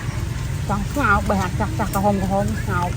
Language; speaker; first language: Khmer; native; Khmer